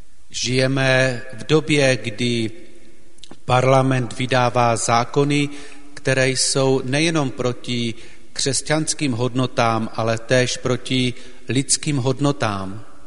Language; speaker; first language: Czech; native; Czech